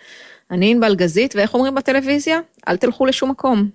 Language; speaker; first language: Hebrew; native; Hebrew